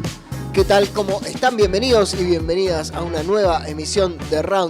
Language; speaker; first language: Spanish; native; Spanish